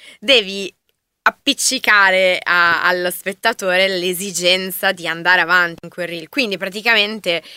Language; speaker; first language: Italian; native; Italian